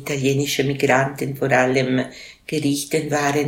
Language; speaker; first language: German; non-native, local second language; Italian